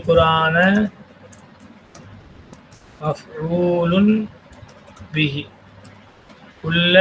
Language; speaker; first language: Arabic; non-native, fluent; Tamil